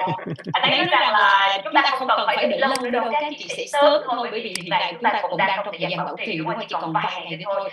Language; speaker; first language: Vietnamese; native; Vietnamese